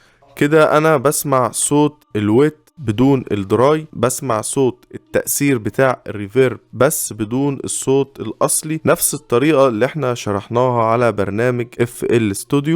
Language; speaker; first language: Arabic; native; Arabic